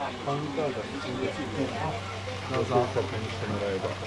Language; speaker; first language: Japanese; native; Japanese